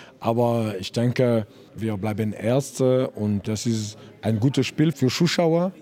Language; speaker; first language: German; non-native, learner; French